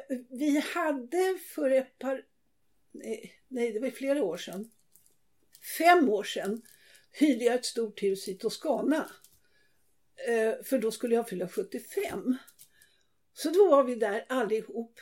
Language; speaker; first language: Swedish; native; Swedish